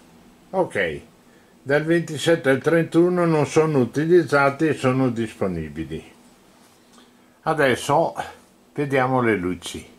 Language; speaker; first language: Italian; native; Italian